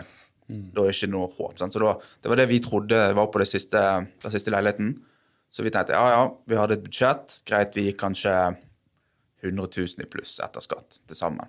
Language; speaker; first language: Norwegian; native; Norwegian